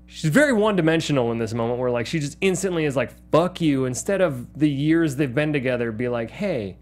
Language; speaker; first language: English; native; English